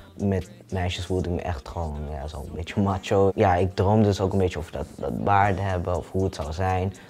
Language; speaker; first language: Dutch; early bilingual, other home language; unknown